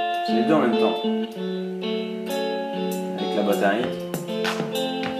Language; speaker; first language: French; native; French